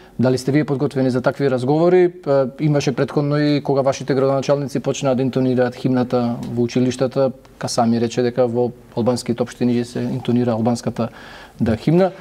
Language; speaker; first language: Macedonian; native; Macedonian